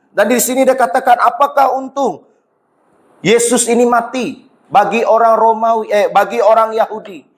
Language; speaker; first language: Malay; non-native, local second language; Iban